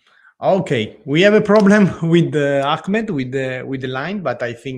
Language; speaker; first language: English; non-native, learner; Italian